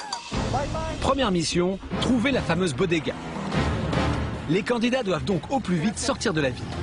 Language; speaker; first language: French; native; French